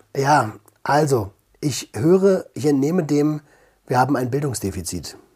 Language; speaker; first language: German; native; German